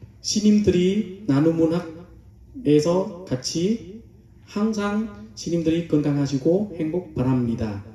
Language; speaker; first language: Korean; non-native, learner; Vietnamese